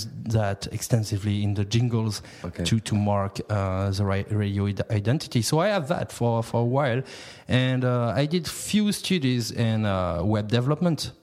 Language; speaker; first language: English; non-native, fluent; French